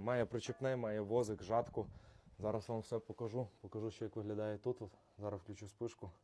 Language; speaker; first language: Ukrainian; native; Ukrainian